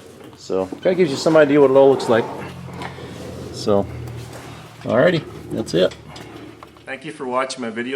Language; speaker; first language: English; native; English